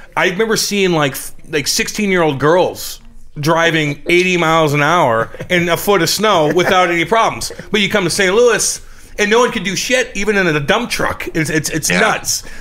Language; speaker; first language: English; native; English